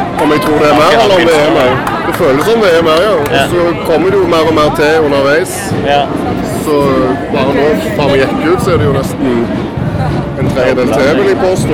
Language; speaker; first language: Norwegian; native; Norwegian